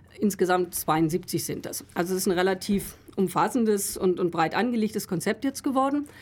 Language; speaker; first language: German; native; German